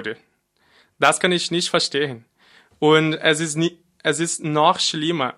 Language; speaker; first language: German; non-native, fluent; Portuguese